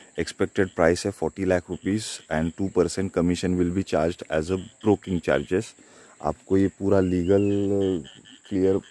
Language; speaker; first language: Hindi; non-native, local second language; Marathi